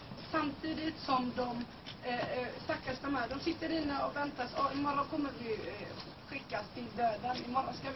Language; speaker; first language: Swedish; non-native, fluent; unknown